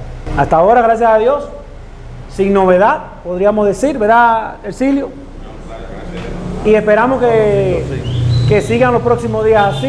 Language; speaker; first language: Spanish; native; Spanish